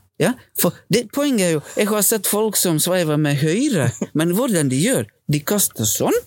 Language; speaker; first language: Norwegian; non-native, fluent; Latvian